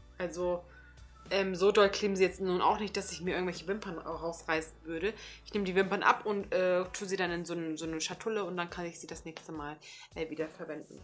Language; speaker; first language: German; early bilingual, other home language; Turkish